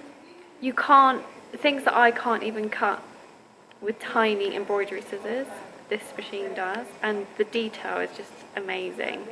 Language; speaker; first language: English; native; English